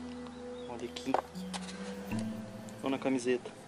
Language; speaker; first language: Portuguese; native; Portuguese